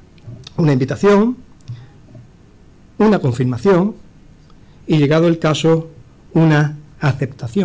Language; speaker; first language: Spanish; native; Spanish